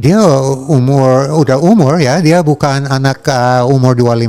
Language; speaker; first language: Indonesian; non-native, learner; English